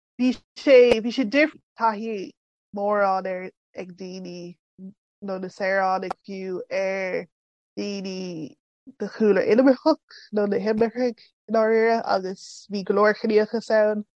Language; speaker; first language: Irish; early bilingual, other home language; English